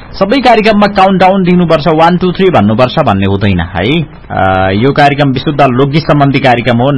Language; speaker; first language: Nepali; non-native, local second language; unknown